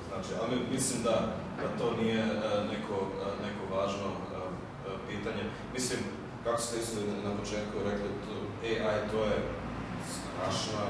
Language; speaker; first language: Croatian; early bilingual, heritage; German